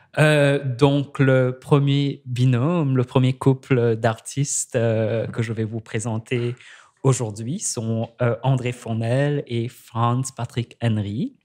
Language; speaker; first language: French; native; French